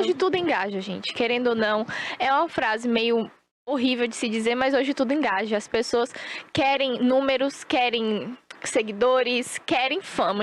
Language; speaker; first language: Portuguese; native; Portuguese